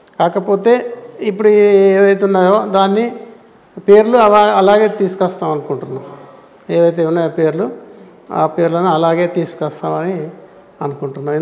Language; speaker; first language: Telugu; non-native, local second language; Gondi